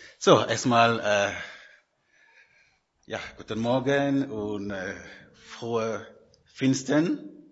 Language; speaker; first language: German; non-native, learner; French